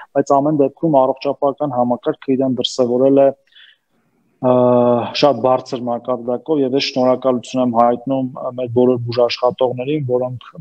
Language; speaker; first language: Armenian; native; Armenian